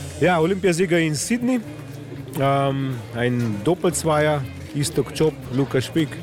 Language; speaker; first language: German; non-native, learner; Slovenian